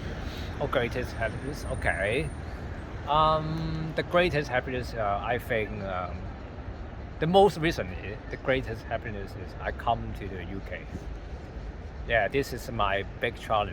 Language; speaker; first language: English; non-native, learner; Cantonese